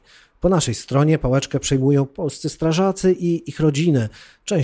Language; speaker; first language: Polish; native; Polish